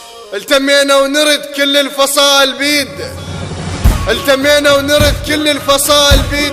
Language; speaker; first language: Arabic; native; Arabic